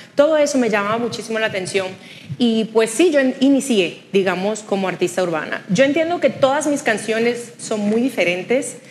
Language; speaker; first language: Spanish; non-native, fluent; Haitian Creole